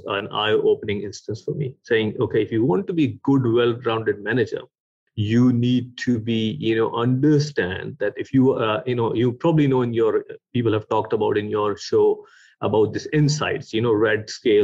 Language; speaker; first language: English; non-native, local second language; Urdu